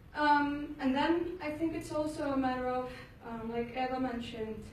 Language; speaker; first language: English; non-native, fluent; Icelandic